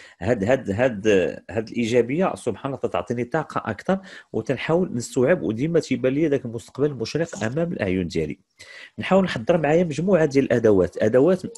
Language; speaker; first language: Arabic; native; Arabic